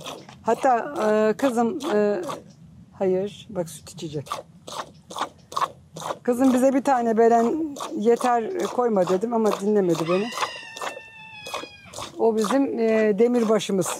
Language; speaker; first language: Turkish; native; Turkish